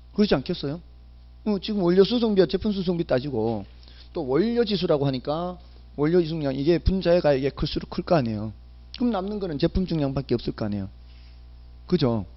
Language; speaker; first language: Korean; native; Korean